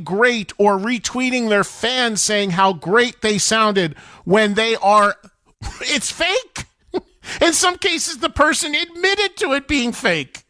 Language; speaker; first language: English; native; English